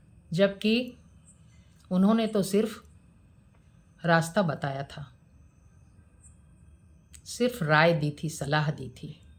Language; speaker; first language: Hindi; native; Hindi